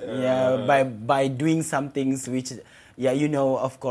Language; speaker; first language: English; non-native, local second language; Malay